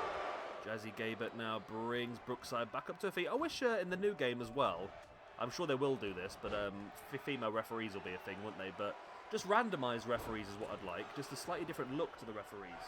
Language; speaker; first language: English; native; English